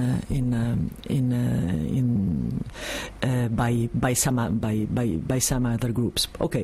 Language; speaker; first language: English; non-native, fluent; Italian